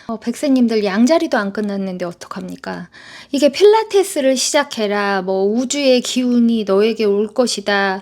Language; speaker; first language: Korean; native; Korean